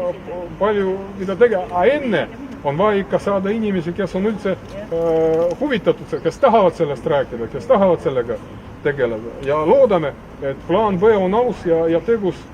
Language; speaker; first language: Estonian; non-native, local second language; Russian